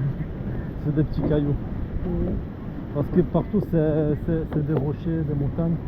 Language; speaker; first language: French; early bilingual, other home language; Polish